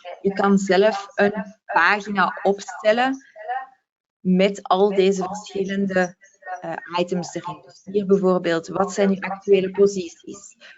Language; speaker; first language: Dutch; native; Dutch